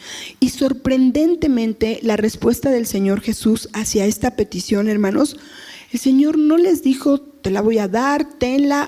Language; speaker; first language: Spanish; native; Spanish